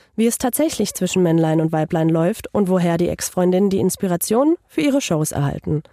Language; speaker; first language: German; non-native, fluent; Hungarian